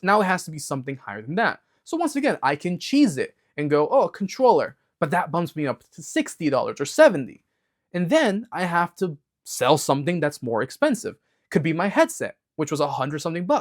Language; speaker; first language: English; native; English